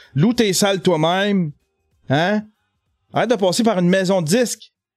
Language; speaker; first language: French; native; French